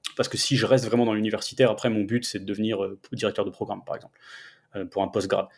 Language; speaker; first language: French; native; French